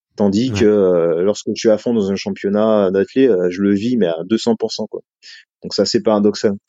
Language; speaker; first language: French; native; French